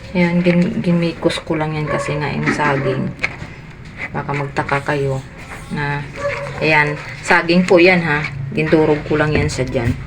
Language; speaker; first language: Filipino; non-native, local second language; Hiligaynon